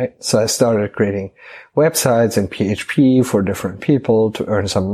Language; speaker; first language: English; non-native, fluent; German